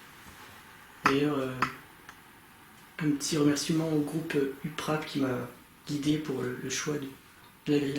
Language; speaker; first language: French; native; French